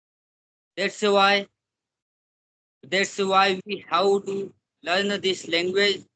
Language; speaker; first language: English; non-native, learner; Hindi